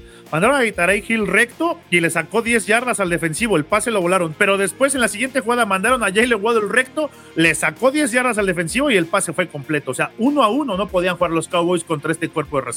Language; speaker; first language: Spanish; native; Spanish